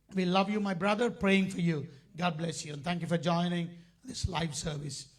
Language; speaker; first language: English; non-native, local second language; Telugu